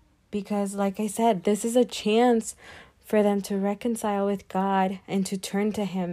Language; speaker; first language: English; early bilingual, other home language; Spanish